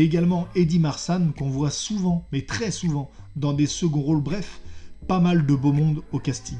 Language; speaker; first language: French; native; French